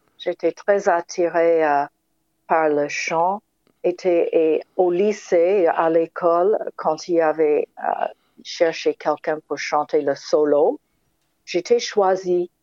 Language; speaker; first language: French; non-native, fluent; English